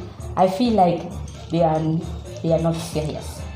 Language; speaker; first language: English; non-native, learner; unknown